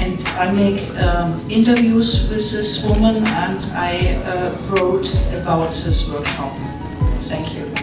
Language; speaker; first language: English; non-native, learner; German